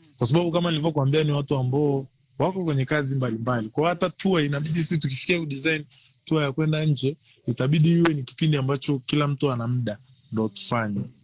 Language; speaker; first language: Swahili; native; Swahili